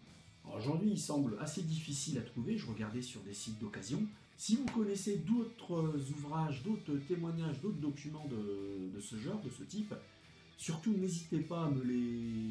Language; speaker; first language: French; native; French